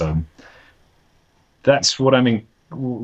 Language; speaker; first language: English; native; English